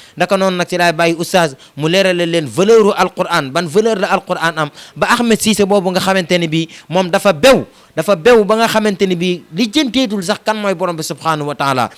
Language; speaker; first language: Wolof; native; Wolof